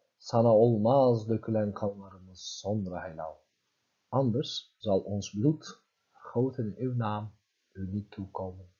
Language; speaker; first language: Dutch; non-native, fluent; Turkish